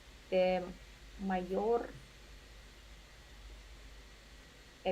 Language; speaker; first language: Spanish; non-native, learner; Russian